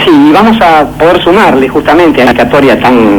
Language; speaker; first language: Spanish; native; Spanish